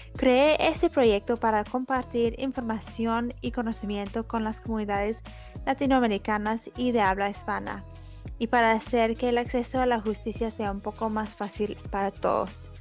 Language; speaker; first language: Spanish; non-native, fluent; English